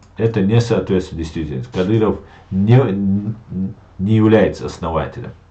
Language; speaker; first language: Russian; non-native, local second language; Chechen